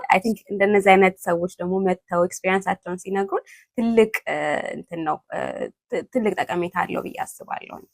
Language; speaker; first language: Amharic; early bilingual, heritage; Amharic